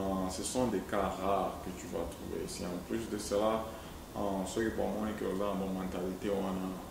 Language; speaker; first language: French; non-native, local second language; Swahili